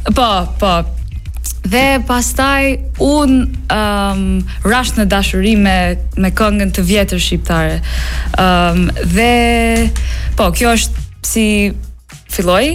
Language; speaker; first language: Albanian; non-native, learner; English